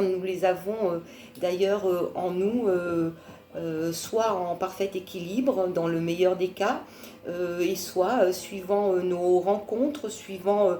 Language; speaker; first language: French; native; French